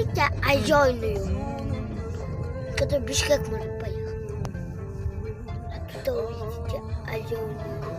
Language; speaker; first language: Russian; non-native, local second language; Kyrgyz